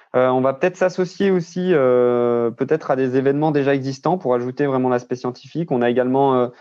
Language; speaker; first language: French; native; French